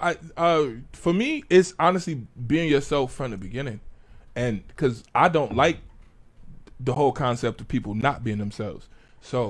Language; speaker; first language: English; native; English